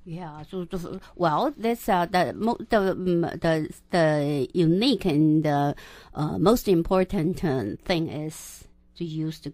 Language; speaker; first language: English; non-native, local second language; Chinese